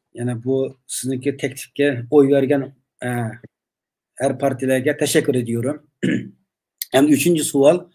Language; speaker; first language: Turkish; non-native, learner; Uyghur